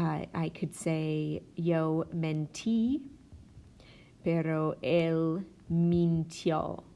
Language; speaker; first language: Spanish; non-native, fluent; English